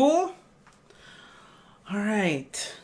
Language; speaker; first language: English; native; English